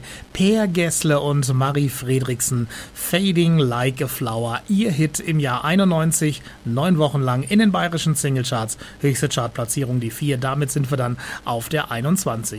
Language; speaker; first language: German; native; German